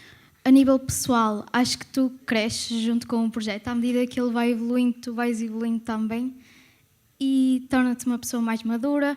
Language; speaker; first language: Portuguese; native; Portuguese